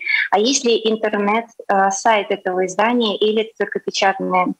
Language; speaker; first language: Russian; native; Russian